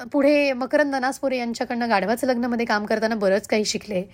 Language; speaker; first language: Marathi; non-native, local second language; Hindi